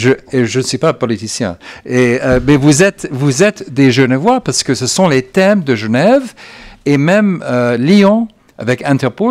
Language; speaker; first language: French; non-native, fluent; English